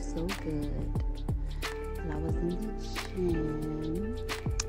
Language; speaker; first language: English; native; English